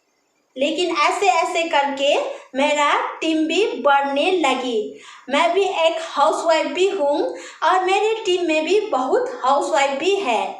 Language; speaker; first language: Hindi; non-native, local second language; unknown